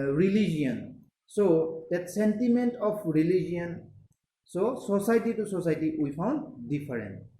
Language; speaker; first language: English; non-native, local second language; Assamese